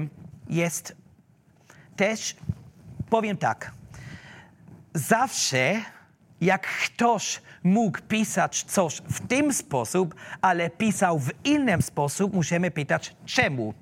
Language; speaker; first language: Polish; non-native, learner; German